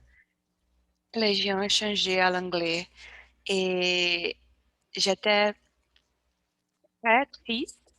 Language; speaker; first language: French; non-native, learner; Portuguese